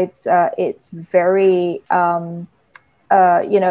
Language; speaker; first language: English; native; English